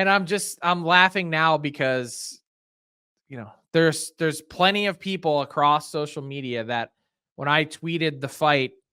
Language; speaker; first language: English; native; English